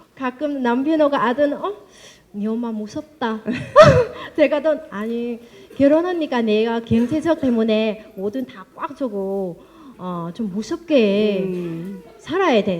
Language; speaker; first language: Korean; non-native, learner; Vietnamese